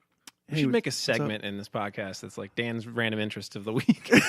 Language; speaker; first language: English; native; English